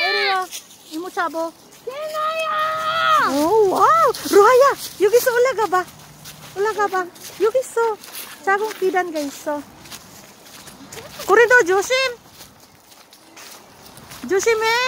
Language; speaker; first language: Korean; non-native, learner; Filipino